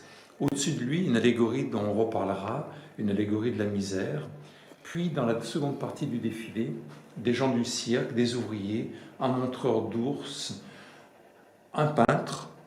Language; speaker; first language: French; native; French